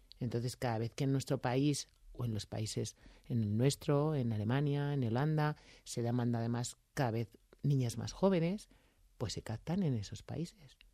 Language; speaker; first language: Spanish; native; Spanish